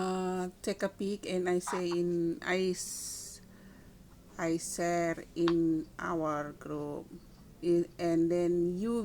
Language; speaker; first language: English; non-native, learner; Indonesian